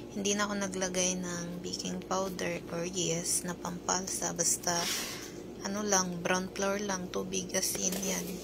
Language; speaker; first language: Filipino; non-native, local second language; Cebuano